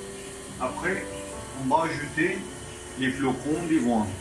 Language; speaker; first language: French; non-native, learner; Spanish